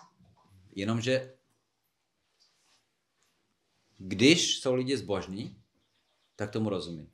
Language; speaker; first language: Czech; non-native, fluent; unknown